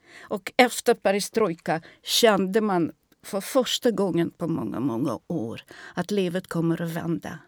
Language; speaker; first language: Swedish; non-native, fluent; Russian